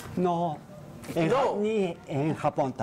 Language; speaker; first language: Spanish; non-native, fluent; Japanese